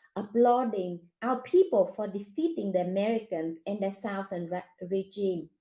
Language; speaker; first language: English; non-native, fluent; Vietnamese